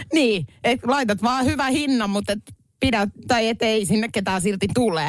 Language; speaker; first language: Finnish; native; Finnish